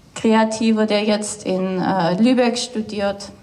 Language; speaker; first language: German; native; German